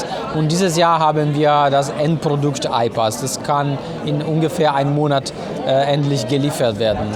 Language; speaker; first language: German; non-native, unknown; Italian